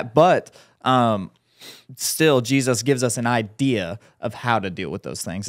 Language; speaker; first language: English; native; English